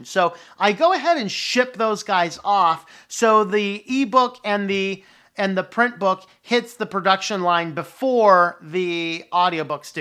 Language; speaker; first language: English; native; English